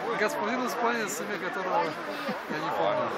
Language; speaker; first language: Russian; native; Russian